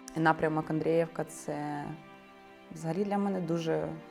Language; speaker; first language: Ukrainian; native; Ukrainian